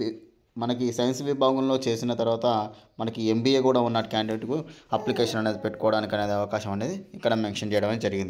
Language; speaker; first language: Telugu; native; Telugu